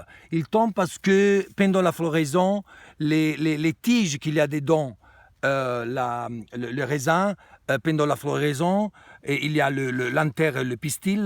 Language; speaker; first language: French; non-native, fluent; Italian